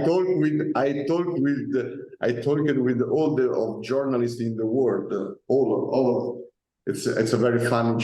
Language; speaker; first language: English; non-native, learner; Italian